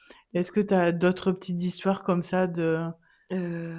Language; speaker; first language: French; native; French